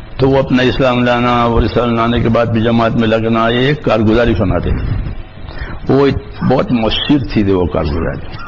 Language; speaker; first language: Urdu; non-native, local second language; Gujarati